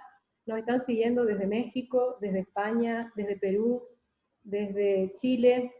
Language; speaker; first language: Spanish; native; Spanish